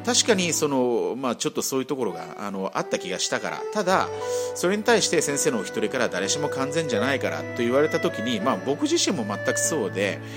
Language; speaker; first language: Japanese; native; Japanese